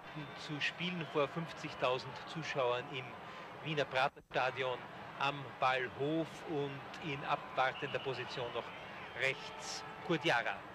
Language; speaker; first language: German; native; German